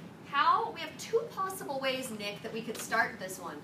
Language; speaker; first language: English; native; English